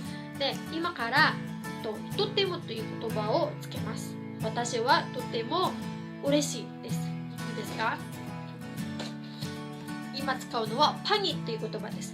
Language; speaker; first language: Japanese; non-native, fluent; Filipino